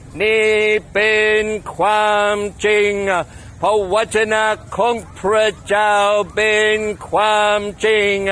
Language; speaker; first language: Thai; non-native, fluent; English